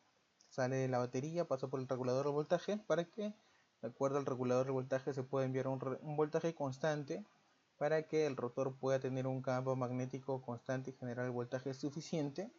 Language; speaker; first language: Spanish; native; Spanish